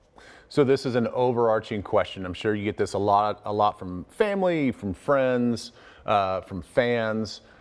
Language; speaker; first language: English; native; English